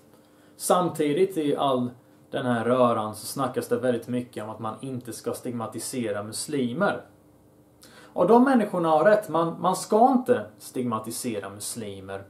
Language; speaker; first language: Swedish; early bilingual, other home language; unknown